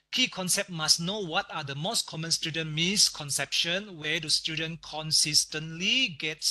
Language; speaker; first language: English; non-native, local second language; Malay